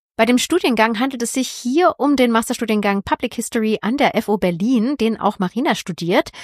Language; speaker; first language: German; native; German